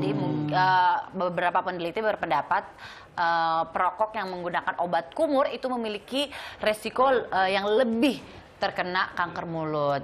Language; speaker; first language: Indonesian; native; Indonesian